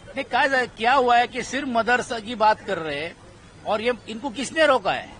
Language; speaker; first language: Hindi; non-native, local second language; Marathi